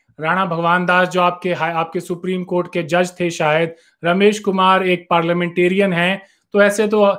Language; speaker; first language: Hindi; native; Hindi